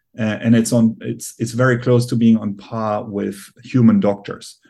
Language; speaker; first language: English; non-native, fluent; German